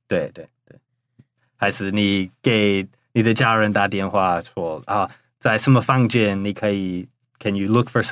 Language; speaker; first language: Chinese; non-native, fluent; English